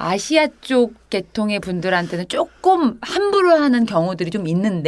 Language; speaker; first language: Korean; native; Korean